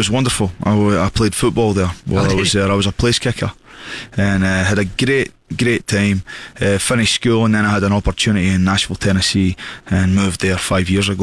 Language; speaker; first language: English; native; English